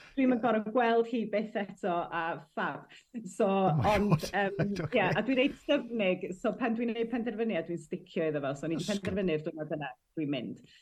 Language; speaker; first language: Welsh; native; Welsh